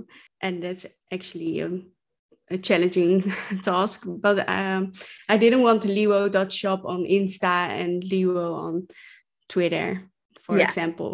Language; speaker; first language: English; non-native, fluent; Dutch